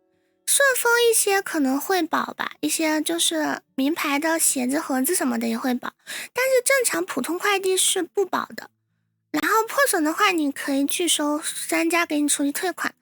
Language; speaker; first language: Chinese; native; Chinese